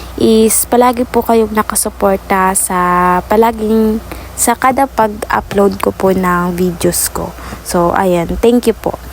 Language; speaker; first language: Filipino; non-native, local second language; Bikol